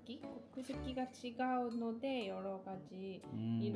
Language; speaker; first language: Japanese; non-native, learner; Korean